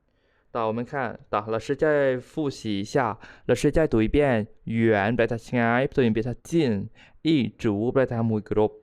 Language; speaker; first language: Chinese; non-native, fluent; Khmer